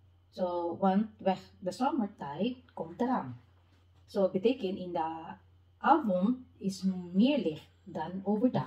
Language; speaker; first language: Dutch; non-native, learner; Filipino